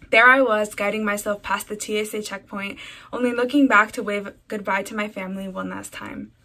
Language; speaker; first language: English; early bilingual, other home language; Spanish